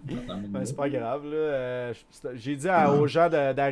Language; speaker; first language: French; native; French